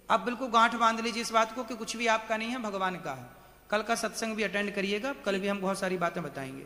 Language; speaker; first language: Hindi; native; Hindi